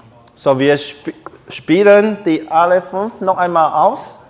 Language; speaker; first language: German; non-native, learner; Chinese